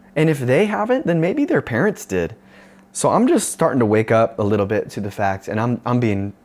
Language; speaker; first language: English; native; English